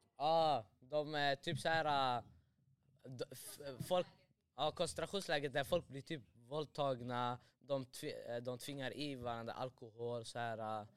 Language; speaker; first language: Swedish; early bilingual, other home language; Arabic